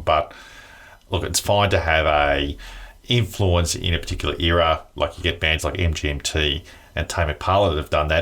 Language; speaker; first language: English; native; English